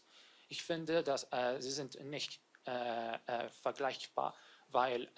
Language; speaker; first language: German; non-native, learner; Catalan